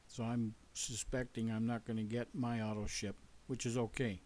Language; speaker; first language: English; native; English